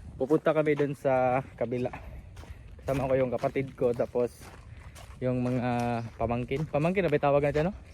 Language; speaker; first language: Filipino; non-native, local second language; Cebuano